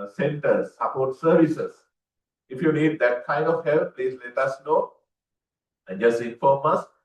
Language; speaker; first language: English; non-native, local second language; Sinhala